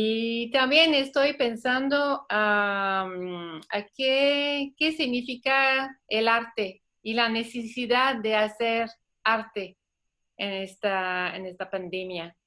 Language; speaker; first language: Spanish; non-native, fluent; French